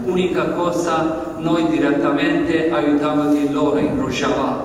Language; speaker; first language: Italian; non-native, learner; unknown